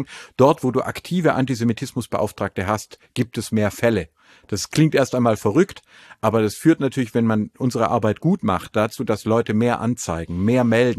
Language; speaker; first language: German; native; German